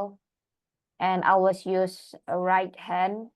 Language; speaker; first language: English; non-native, learner; Indonesian